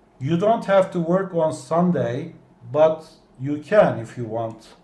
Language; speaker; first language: English; non-native, fluent; Turkish